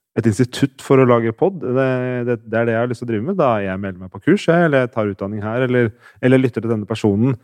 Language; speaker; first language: Norwegian; native; Norwegian